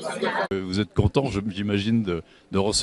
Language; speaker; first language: French; native; French